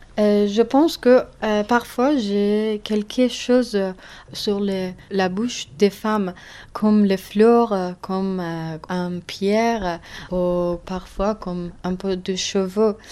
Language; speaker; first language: French; non-native, learner; Persian